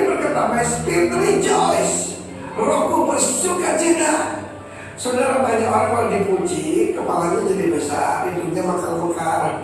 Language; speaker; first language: Indonesian; native; Indonesian